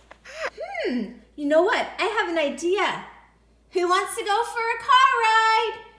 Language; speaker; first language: English; native; English